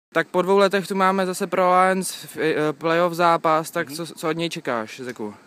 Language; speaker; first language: Czech; native; Czech